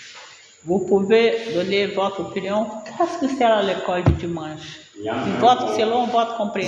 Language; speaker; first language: French; non-native, learner; Portuguese